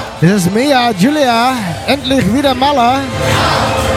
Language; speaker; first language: German; non-native, learner; Dutch